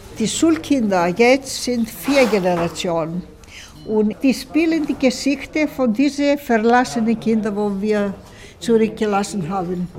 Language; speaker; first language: German; non-native, learner; Greek